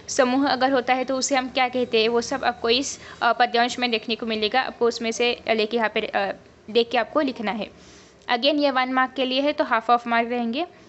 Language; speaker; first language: Hindi; non-native, local second language; Marathi